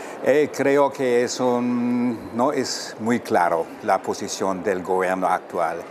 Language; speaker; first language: Spanish; non-native, fluent; German